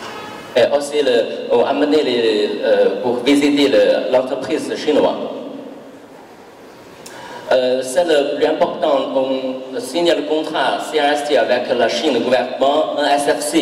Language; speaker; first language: French; non-native, learner; Chinese